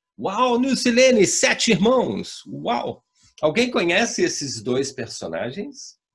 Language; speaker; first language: Portuguese; native; Portuguese